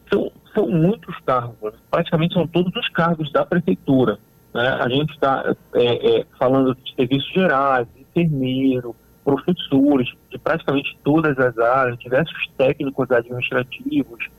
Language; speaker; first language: Portuguese; native; Portuguese